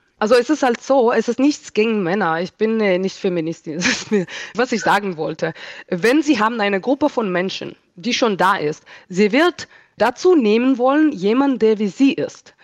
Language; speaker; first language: German; non-native, fluent; Hebrew